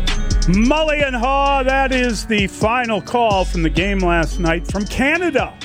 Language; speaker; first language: English; native; English